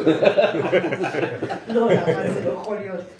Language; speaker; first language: Hebrew; non-native, fluent; French